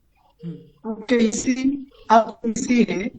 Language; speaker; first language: Hindi; non-native, learner; Bangla